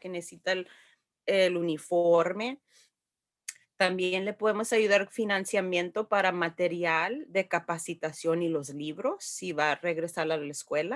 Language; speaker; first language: Spanish; early bilingual, heritage; Spanish